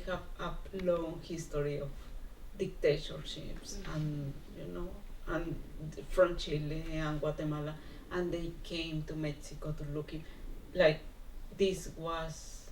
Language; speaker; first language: English; non-native, learner; Spanish